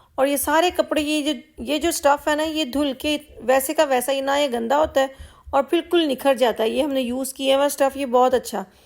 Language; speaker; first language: Urdu; non-native, local second language; Punjabi